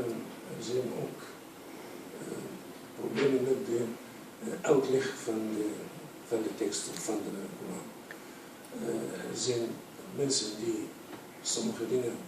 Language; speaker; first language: Dutch; non-native, fluent; Arabic